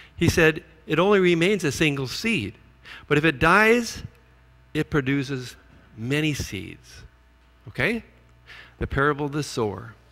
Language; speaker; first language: English; native; English